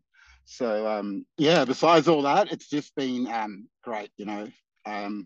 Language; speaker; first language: English; native; English